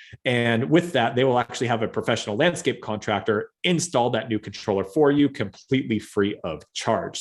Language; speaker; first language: English; native; English